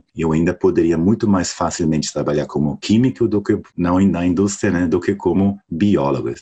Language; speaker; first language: Portuguese; non-native, fluent; German